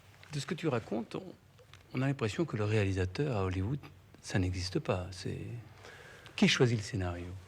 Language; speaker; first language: French; native; French